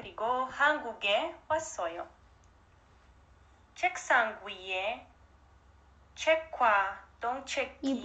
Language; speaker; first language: Korean; non-native, learner; Romanian